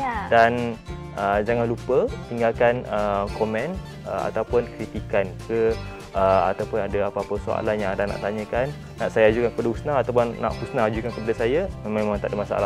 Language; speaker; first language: Malay; native; Malay